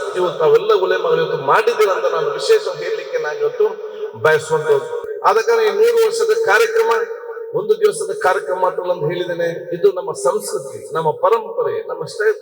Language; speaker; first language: Kannada; non-native, local second language; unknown